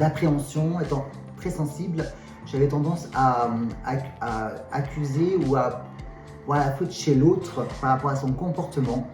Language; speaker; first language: French; native; French